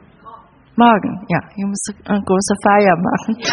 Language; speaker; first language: German; non-native, learner; Chinese